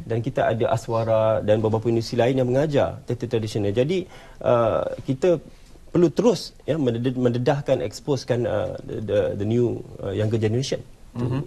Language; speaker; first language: Malay; native; Malay